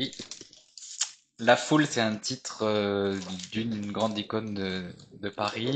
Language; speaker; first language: French; native; French